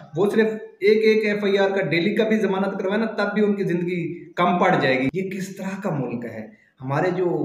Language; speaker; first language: Urdu; non-native, local second language; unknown